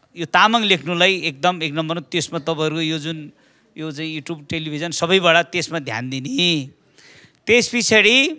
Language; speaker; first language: Nepali; non-native, local second language; Eastern Tamang